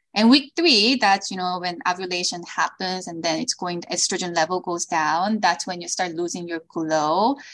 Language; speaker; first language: English; early bilingual, other home language; Korean